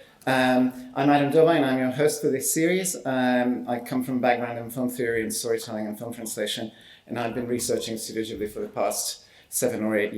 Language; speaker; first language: English; non-native, fluent; Hungarian